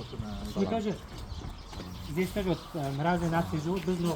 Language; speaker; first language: Russian; non-native, local second language; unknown